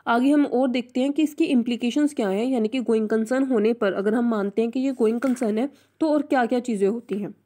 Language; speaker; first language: Hindi; non-native, local second language; Punjabi